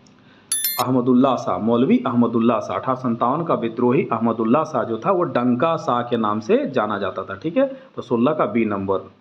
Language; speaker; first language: Hindi; native; Hindi